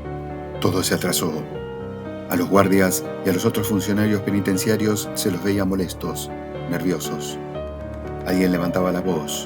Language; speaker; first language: Spanish; native; Spanish